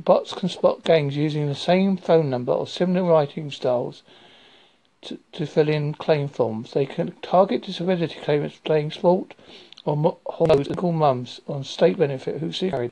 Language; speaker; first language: English; native; English